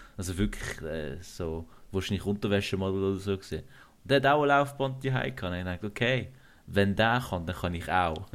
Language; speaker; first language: German; early bilingual, other home language; Kurdish